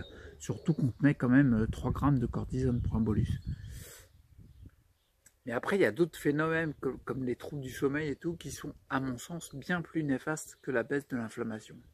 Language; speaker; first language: French; native; French